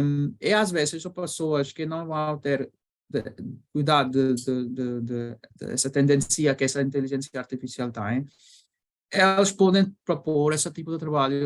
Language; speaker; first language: Portuguese; non-native, learner; Bangla